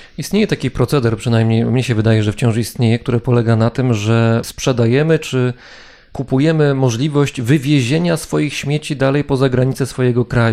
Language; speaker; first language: Polish; native; Polish